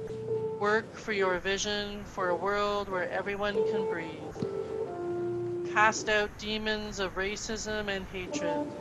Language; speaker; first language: English; native; English